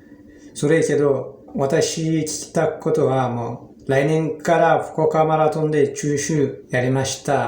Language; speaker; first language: Japanese; non-native, learner; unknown